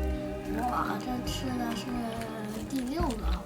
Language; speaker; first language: Chinese; native; Chinese